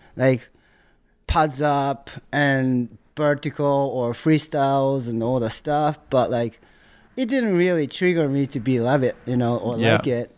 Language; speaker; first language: English; non-native, learner; Japanese